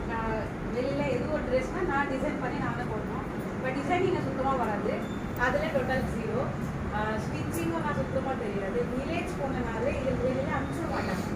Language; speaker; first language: Tamil; non-native, learner; Bangla